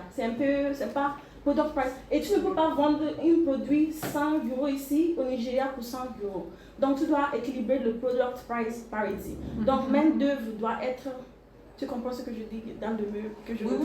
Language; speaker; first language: French; non-native, learner; English